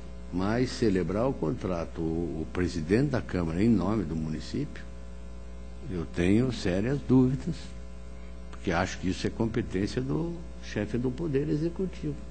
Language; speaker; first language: Portuguese; native; Portuguese